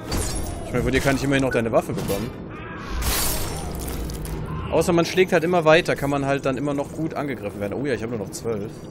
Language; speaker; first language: German; native; German